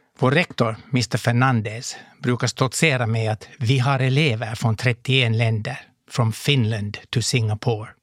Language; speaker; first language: Swedish; native; Swedish